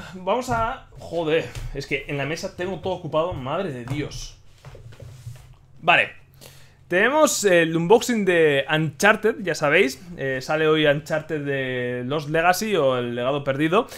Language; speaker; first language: Spanish; native; Spanish